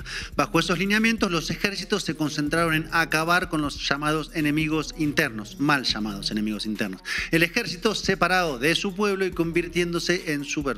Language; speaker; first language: Spanish; native; Spanish